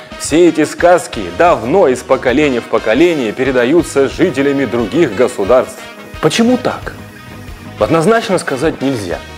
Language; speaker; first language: Russian; native; Russian